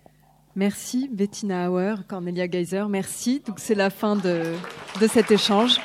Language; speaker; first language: French; native; French